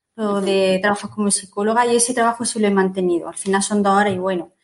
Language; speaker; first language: Spanish; native; Spanish